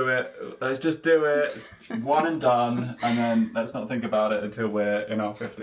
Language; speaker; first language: English; native; English